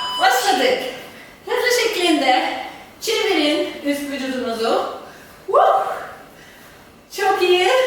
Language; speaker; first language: Turkish; non-native, fluent; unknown